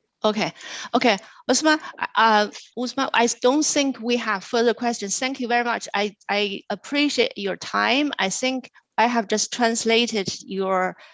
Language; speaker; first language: English; non-native, fluent; Chinese